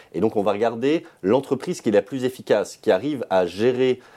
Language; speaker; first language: French; native; French